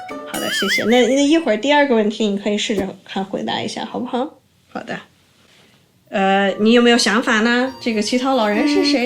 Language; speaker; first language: Chinese; native; Chinese